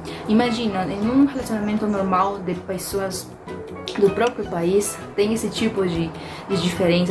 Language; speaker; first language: Portuguese; non-native, fluent; Spanish